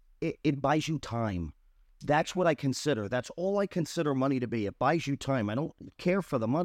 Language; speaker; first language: English; native; English